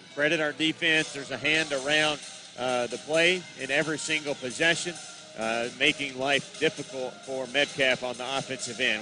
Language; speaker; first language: English; native; English